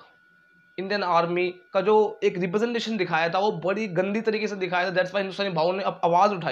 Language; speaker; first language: Hindi; native; Hindi